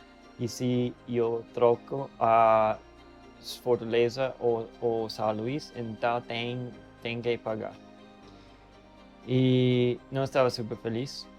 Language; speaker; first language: Portuguese; non-native, learner; English